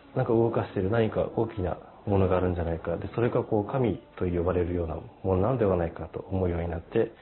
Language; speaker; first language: Japanese; native; Japanese